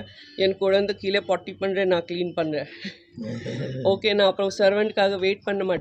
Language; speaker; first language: Tamil; non-native, fluent; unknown